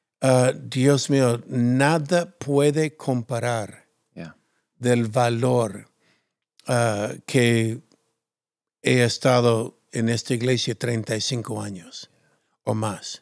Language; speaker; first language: Spanish; non-native, fluent; English